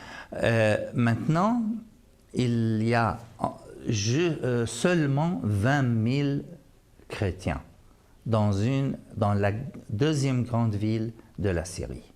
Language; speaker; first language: French; non-native, fluent; Arabic